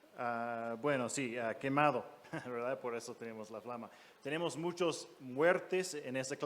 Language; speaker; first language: Spanish; non-native, fluent; English